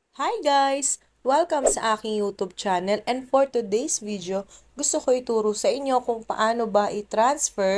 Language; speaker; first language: Filipino; native; Filipino